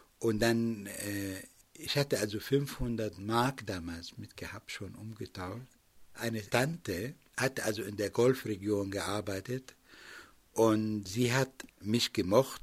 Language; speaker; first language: German; non-native, fluent; Arabic